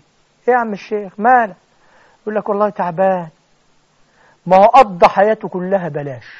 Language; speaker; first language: Arabic; native; Arabic